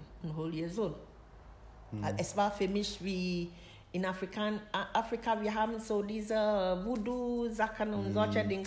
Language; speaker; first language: German; non-native, learner; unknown